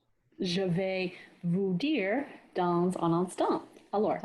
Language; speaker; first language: French; non-native, fluent; English